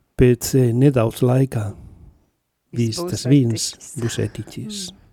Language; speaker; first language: Latvian; non-native, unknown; Spanish